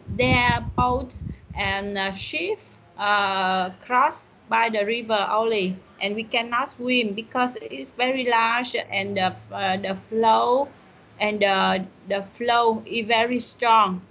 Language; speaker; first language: English; non-native, learner; Vietnamese